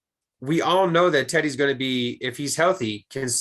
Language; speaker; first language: English; native; English